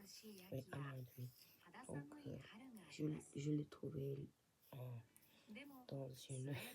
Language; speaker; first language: French; non-native, fluent; Japanese